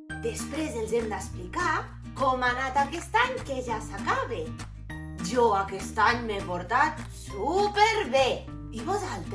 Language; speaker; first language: Catalan; native; Catalan